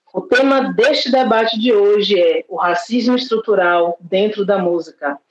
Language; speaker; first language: Portuguese; native; Portuguese